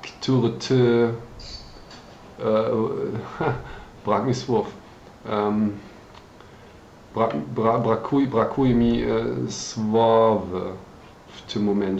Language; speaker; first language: Polish; non-native, learner; German